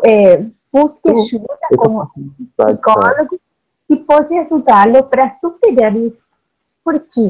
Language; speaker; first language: Portuguese; non-native, learner; Spanish